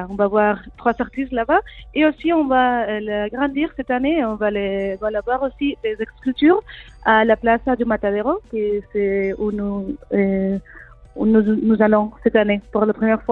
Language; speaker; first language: French; non-native, learner; Spanish